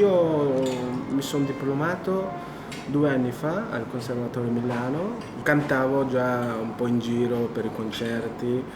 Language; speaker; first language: Italian; non-native, fluent; Korean